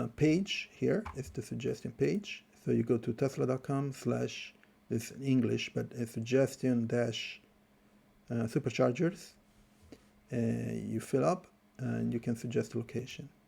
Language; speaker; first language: English; non-native, fluent; Italian